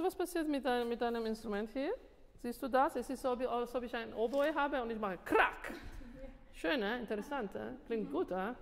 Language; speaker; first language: German; non-native, fluent; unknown